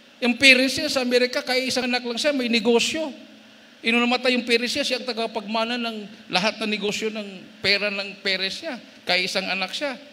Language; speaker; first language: Filipino; non-native, local second language; Cebuano